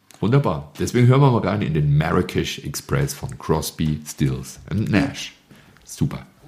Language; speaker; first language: German; native; German